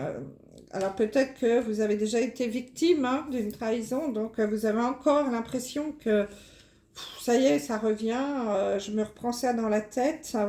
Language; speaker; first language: French; native; French